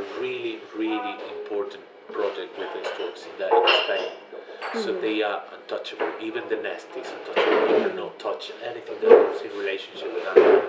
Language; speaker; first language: English; non-native, fluent; Spanish